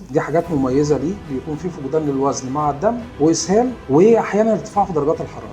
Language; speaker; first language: Arabic; native; Arabic